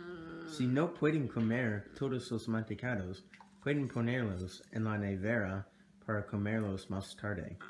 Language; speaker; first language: Spanish; non-native, learner; English